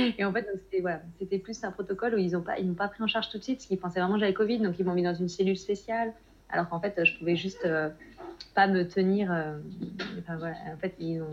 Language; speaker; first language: French; native; French